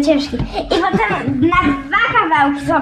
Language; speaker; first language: Polish; early bilingual, heritage; Polish